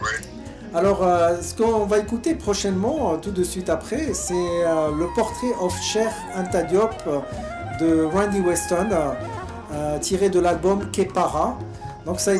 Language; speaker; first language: French; native; French